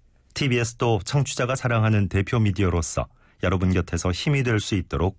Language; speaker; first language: Korean; native; Korean